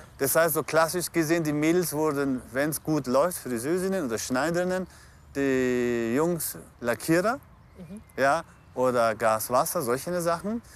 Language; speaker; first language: German; early bilingual, other home language; Turkish